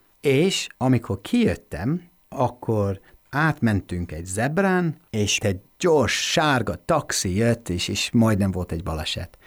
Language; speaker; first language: Hungarian; non-native, fluent; English